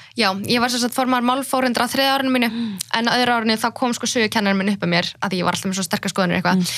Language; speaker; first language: Icelandic; early bilingual, other home language; Central Kurdish